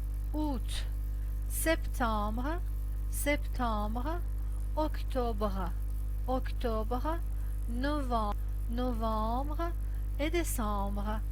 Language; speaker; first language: French; non-native, fluent; Persian